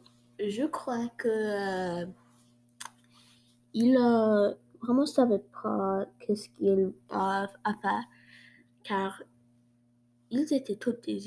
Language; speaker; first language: French; non-native, learner; English